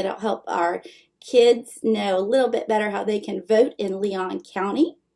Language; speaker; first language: English; native; English